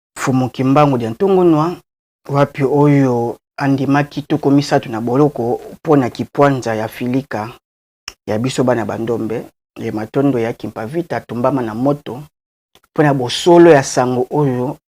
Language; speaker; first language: Lingala; non-native, local second language; Kongo